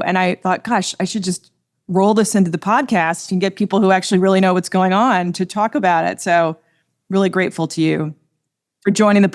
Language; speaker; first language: English; native; English